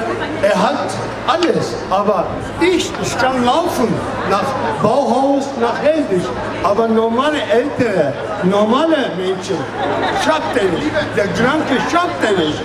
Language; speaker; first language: German; non-native, learner; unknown